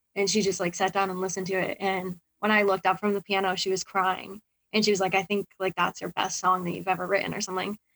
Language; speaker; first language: English; native; English